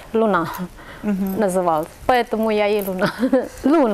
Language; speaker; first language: Russian; non-native, fluent; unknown